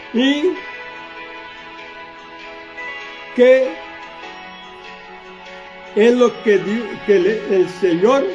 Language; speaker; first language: Spanish; native; Spanish